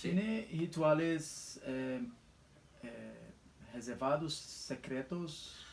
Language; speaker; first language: Spanish; non-native, learner; Portuguese